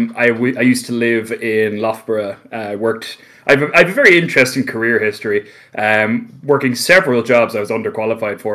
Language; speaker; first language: English; native; English